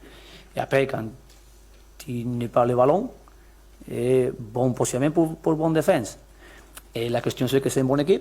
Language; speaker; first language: French; non-native, learner; Spanish